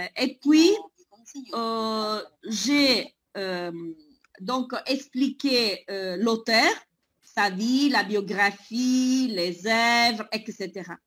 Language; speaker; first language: French; non-native, fluent; Italian